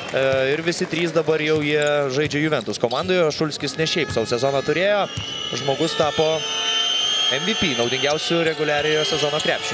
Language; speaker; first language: Lithuanian; native; Lithuanian